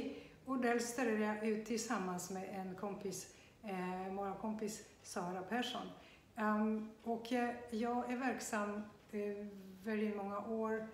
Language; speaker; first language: Swedish; non-native, fluent; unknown